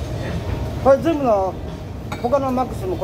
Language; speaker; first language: Japanese; non-native, learner; Filipino